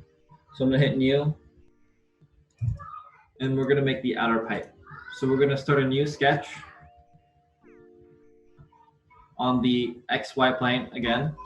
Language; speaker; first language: English; native; English